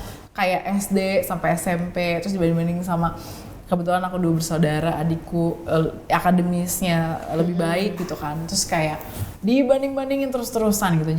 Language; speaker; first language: Indonesian; native; Indonesian